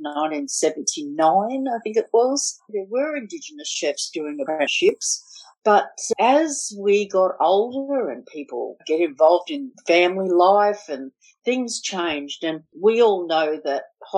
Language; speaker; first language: English; native; English